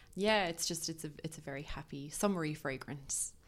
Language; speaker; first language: English; native; English